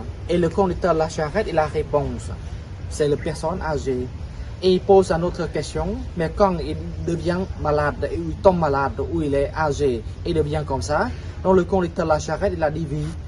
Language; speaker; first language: French; non-native, fluent; Khmer